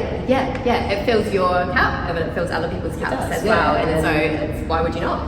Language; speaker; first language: English; native; English